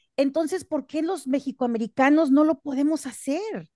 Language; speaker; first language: Spanish; early bilingual, heritage; Spanish